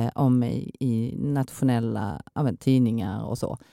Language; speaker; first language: Swedish; early bilingual, other home language; Korean